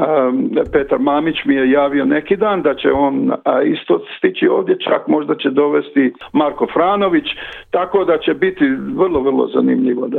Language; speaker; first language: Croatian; early bilingual, other home language; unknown